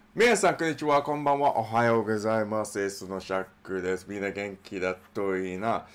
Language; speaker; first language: Japanese; non-native, learner; English